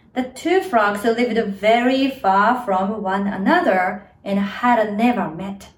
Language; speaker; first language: English; non-native, fluent; Japanese